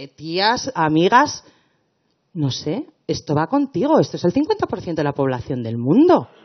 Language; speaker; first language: Spanish; native; Spanish